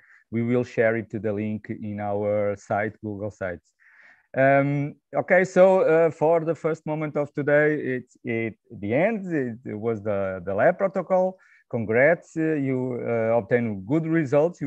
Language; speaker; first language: English; non-native, fluent; Portuguese